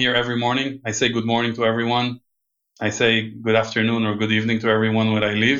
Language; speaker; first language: English; non-native, fluent; Hebrew